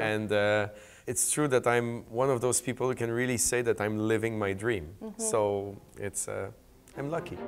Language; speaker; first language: English; native; English